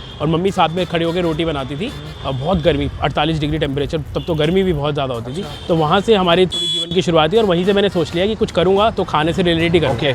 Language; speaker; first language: Hindi; native; Hindi